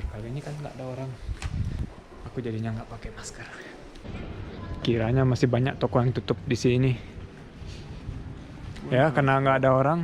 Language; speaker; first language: Indonesian; early bilingual, heritage; German